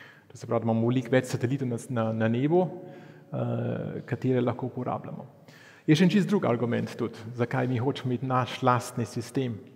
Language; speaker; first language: Slovenian; early bilingual, heritage; Slovenian